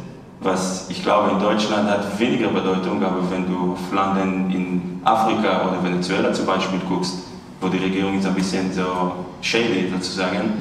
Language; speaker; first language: German; non-native, fluent; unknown